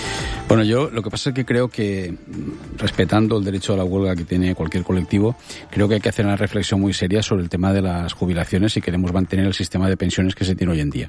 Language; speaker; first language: Spanish; native; Spanish